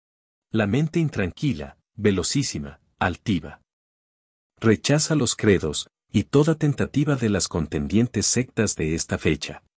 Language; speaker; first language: Spanish; native; Spanish